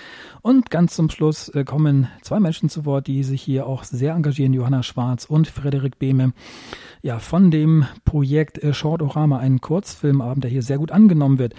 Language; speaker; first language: German; native; German